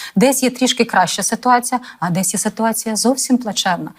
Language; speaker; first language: Ukrainian; native; Ukrainian